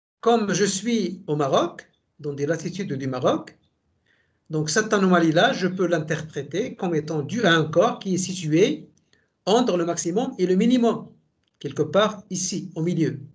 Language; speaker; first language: French; native; French